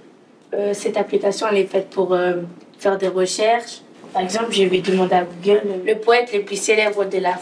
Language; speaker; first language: French; native; French